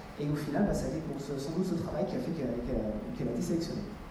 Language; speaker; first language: French; native; French